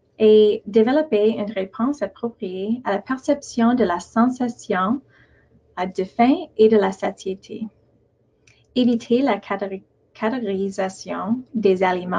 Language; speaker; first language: French; non-native, local second language; English